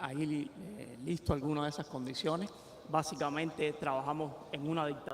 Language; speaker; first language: Spanish; native; Spanish